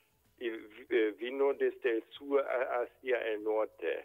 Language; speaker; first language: Spanish; non-native, fluent; German